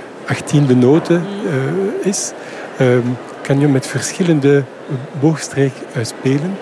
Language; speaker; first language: Dutch; non-native, fluent; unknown